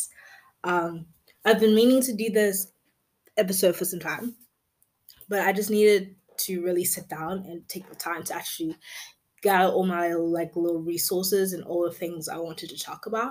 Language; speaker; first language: English; native; English